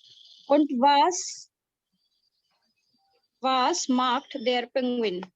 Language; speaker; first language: German; non-native, learner; Hindi